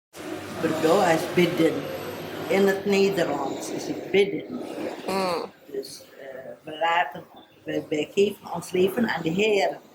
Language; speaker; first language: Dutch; non-native, fluent; Indonesian